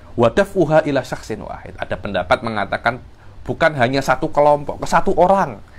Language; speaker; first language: Indonesian; native; Indonesian